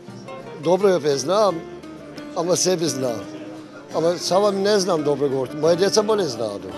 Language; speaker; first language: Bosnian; early bilingual, heritage; Bosnian